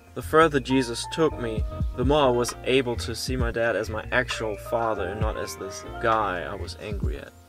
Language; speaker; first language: English; early bilingual, heritage; German